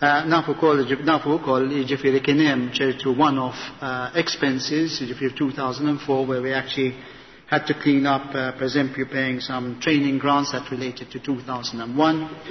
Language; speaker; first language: English; non-native, local second language; Maltese